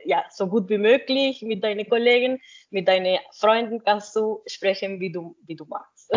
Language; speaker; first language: German; non-native, fluent; Spanish